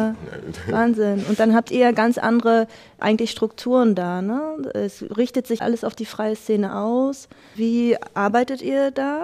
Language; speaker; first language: German; native; German